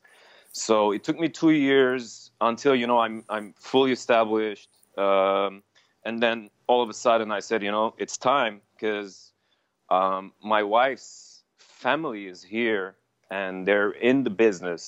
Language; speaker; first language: English; non-native, fluent; Armenian